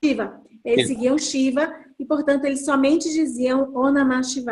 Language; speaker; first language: Portuguese; native; Portuguese